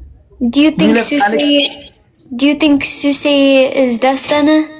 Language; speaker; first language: English; non-native, fluent; Amharic